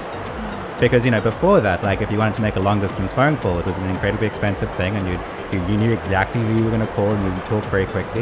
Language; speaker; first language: English; native; English